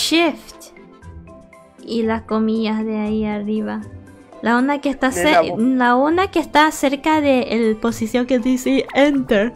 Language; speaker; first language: Spanish; early bilingual, heritage; Spanish